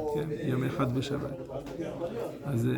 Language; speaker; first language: Hebrew; non-native, fluent; French